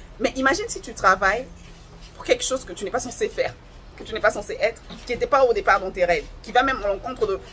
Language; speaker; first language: French; non-native, local second language; Lingala